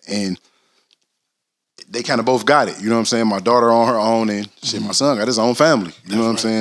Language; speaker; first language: English; native; English